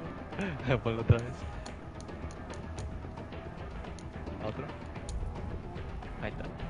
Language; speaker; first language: Spanish; early bilingual, other home language; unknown